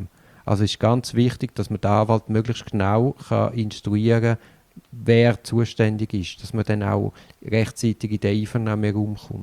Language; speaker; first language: German; native; German